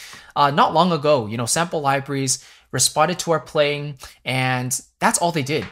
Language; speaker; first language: English; native; English